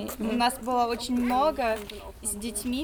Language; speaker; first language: Russian; early bilingual, heritage; Russian